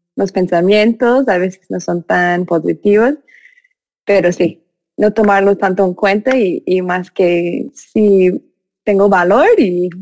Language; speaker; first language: Spanish; non-native, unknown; English